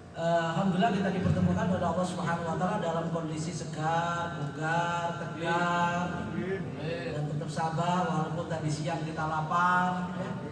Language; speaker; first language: Indonesian; non-native, local second language; Javanese